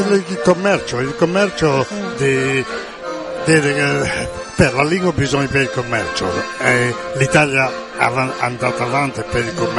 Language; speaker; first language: Italian; native; Italian